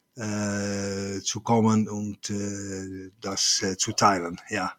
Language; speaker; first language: German; non-native, fluent; Dutch